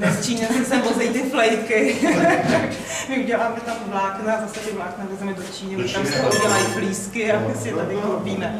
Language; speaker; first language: Czech; native; Czech